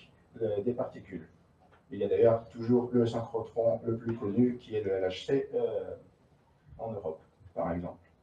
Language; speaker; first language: French; native; French